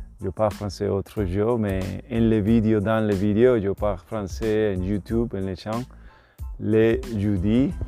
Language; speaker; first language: French; non-native, learner; Spanish